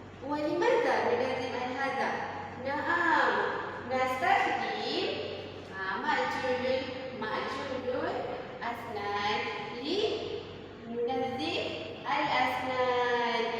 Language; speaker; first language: Arabic; non-native, learner; Malay